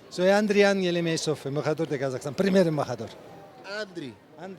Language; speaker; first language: Spanish; non-native, fluent; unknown